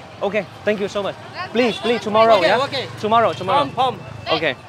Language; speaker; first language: English; non-native, learner; Vietnamese